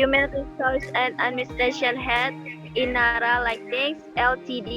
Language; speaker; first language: English; non-native, learner; Indonesian